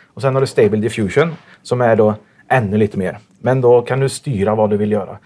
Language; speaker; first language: Swedish; native; Swedish